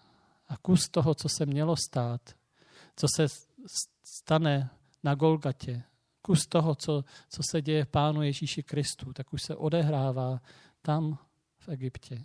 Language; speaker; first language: Czech; native; Czech